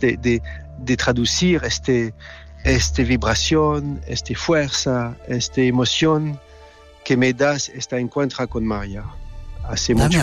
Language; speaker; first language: Spanish; non-native, fluent; French